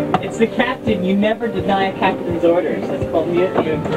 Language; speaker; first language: English; native; English